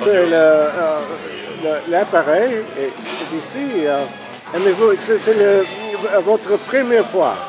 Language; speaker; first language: French; non-native, learner; English